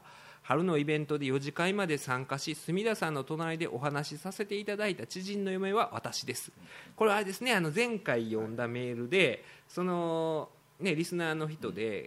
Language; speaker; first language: Japanese; native; Japanese